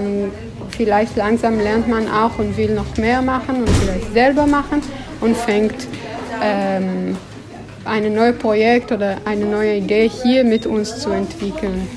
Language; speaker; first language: German; non-native, fluent; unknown